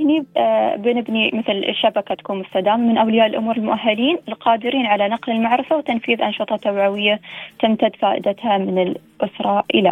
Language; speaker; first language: Arabic; native; Arabic